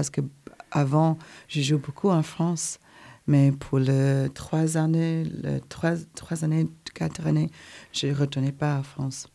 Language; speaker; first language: French; non-native, learner; English